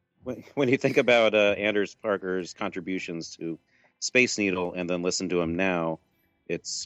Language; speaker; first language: English; native; English